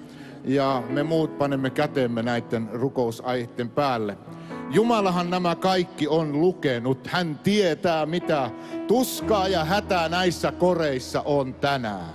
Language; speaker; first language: Finnish; native; Finnish